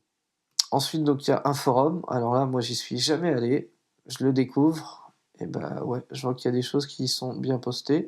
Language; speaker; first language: French; native; French